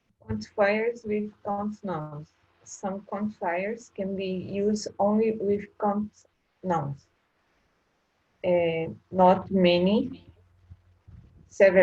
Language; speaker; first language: English; non-native, learner; Portuguese